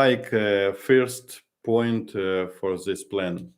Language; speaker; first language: English; non-native, learner; Ukrainian